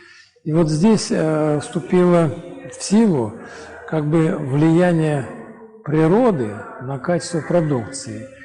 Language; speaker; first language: Russian; native; Russian